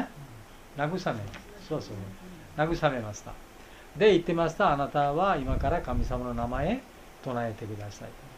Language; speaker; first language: Japanese; non-native, fluent; Bangla